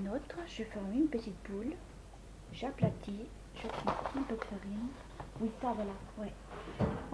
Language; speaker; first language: French; native; French